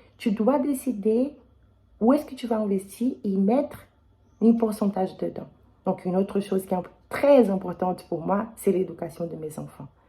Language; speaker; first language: French; non-native, fluent; Portuguese